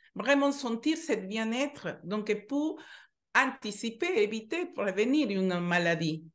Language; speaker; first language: French; non-native, fluent; Spanish